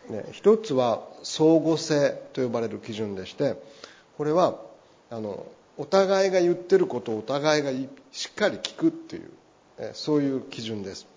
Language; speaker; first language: Japanese; native; Japanese